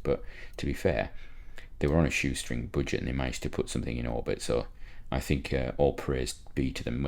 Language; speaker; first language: English; native; English